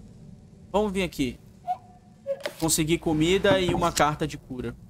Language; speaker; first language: Portuguese; native; Portuguese